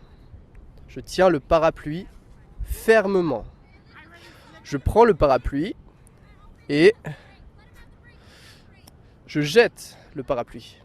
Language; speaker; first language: French; native; French